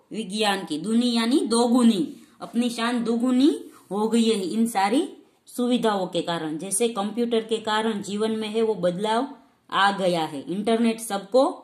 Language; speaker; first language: Hindi; non-native, local second language; Gujarati